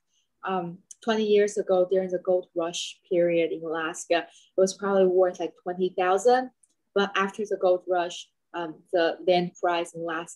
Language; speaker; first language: English; non-native, fluent; Chinese